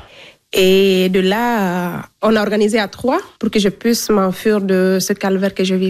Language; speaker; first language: French; non-native, local second language; Fula